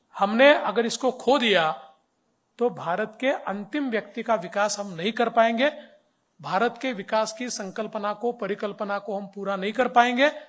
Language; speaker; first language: Hindi; non-native, local second language; Marathi